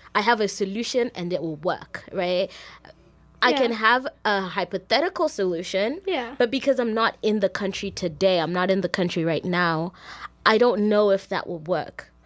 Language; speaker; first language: English; non-native, local second language; Shona